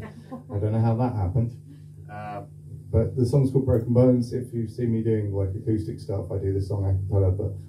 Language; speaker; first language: English; native; English